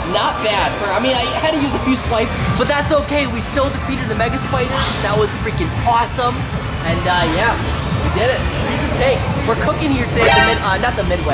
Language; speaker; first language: English; native; English